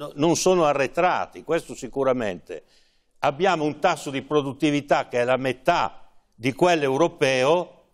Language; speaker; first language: Italian; native; Italian